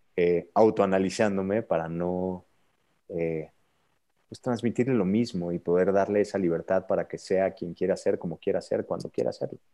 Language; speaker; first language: Spanish; native; Spanish